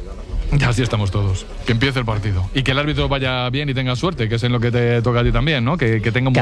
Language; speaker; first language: Spanish; native; Spanish